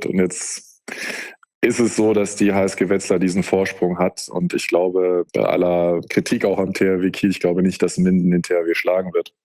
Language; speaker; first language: German; native; German